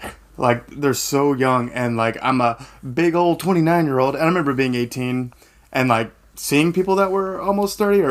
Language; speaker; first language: English; native; English